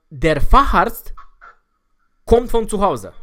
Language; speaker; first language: German; non-native, fluent; Romanian